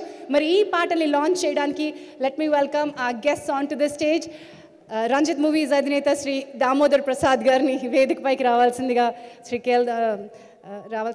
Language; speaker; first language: Telugu; native; Telugu